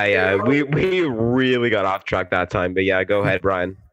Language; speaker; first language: English; native; English